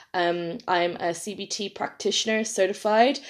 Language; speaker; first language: English; native; English